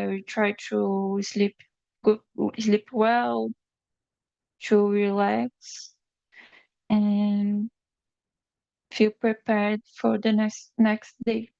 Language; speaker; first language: English; non-native, learner; Portuguese